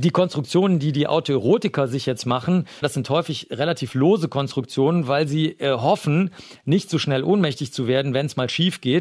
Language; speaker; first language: German; native; German